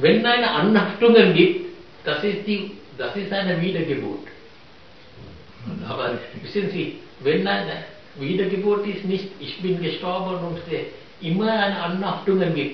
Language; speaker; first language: German; non-native, fluent; Sinhala